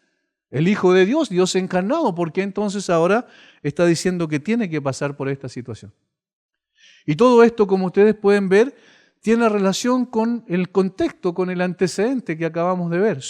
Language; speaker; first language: Spanish; native; Spanish